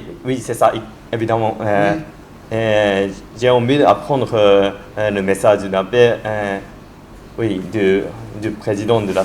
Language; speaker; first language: French; non-native, learner; Japanese